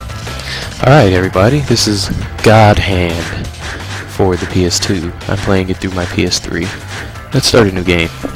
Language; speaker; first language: English; native; English